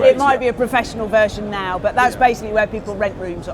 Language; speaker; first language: English; native; English